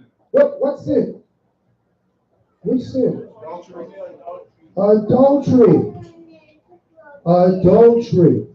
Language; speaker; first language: English; native; English